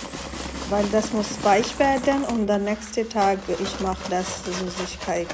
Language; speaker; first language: German; non-native, learner; Hindi